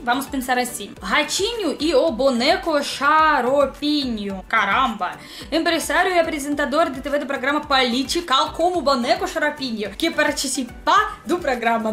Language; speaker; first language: Portuguese; non-native, learner; Russian